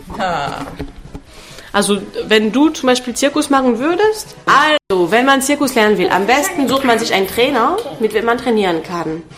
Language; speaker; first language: German; non-native, fluent; French